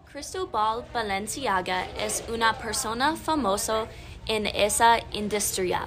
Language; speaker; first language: Spanish; non-native, learner; English